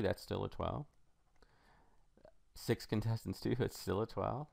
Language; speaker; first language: English; native; English